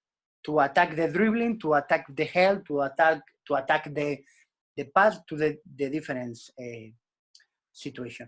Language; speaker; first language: English; non-native, learner; Spanish